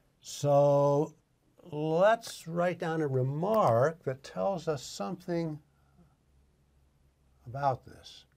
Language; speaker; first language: English; native; English